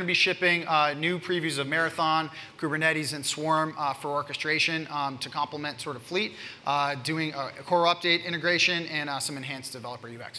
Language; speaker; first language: English; native; English